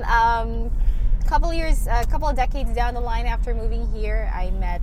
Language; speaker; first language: English; non-native, local second language; Hiligaynon